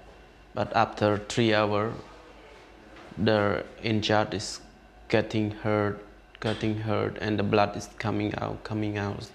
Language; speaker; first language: English; non-native, learner; Khmer